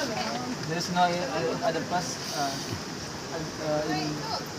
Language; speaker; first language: English; non-native, learner; Indonesian